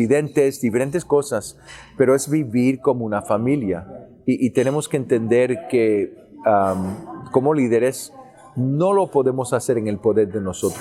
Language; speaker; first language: Spanish; early bilingual, heritage; English